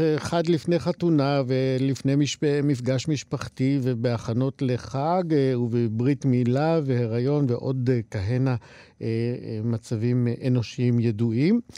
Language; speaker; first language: Hebrew; native; Hebrew